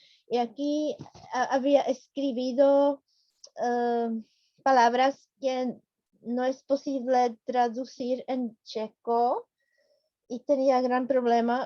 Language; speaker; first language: Spanish; non-native, fluent; Czech